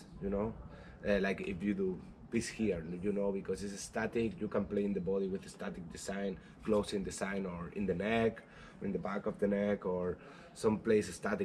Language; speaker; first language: English; non-native, learner; Spanish